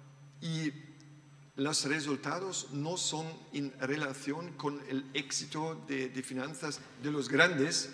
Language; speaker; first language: Spanish; non-native, learner; German